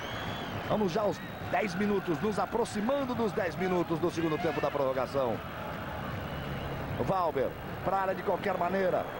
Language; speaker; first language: Portuguese; native; Portuguese